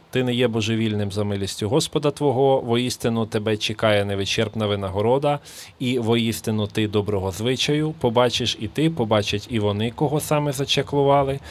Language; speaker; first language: Ukrainian; native; Ukrainian